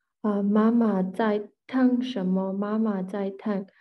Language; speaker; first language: Chinese; non-native, learner; Burmese